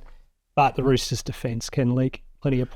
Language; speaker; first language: English; native; English